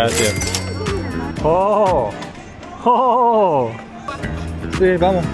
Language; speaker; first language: Spanish; non-native, learner; Korean